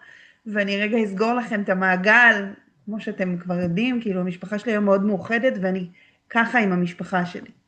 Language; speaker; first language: Hebrew; native; Hebrew